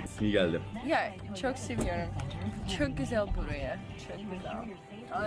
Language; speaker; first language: Turkish; non-native, learner; Russian